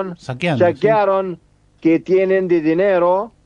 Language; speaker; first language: Spanish; non-native, fluent; Arabic